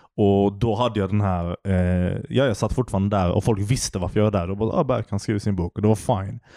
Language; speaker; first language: Swedish; early bilingual, other home language; Turkish